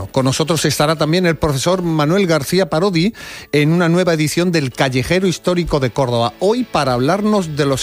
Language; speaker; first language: Spanish; native; Spanish